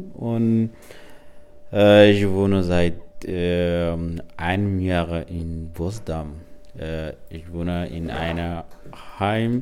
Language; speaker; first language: German; non-native, learner; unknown